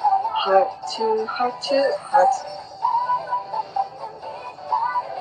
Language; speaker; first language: English; non-native, learner; Thai